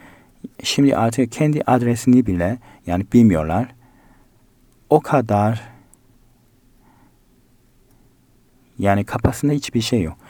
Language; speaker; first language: Turkish; non-native, learner; Korean